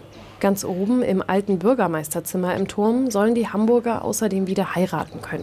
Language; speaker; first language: German; native; German